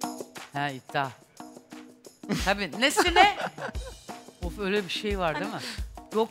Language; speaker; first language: Turkish; native; Turkish